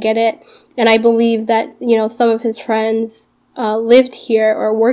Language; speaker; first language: English; early bilingual, other home language; Arabic